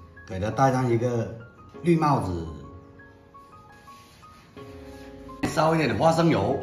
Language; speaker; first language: Chinese; native; Chinese